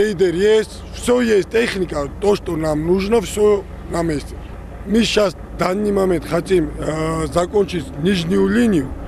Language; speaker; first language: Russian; non-native, fluent; Georgian